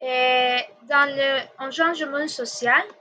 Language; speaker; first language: French; non-native, learner; Spanish